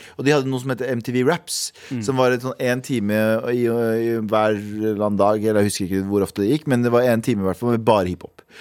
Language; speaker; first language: Norwegian; early bilingual, other home language; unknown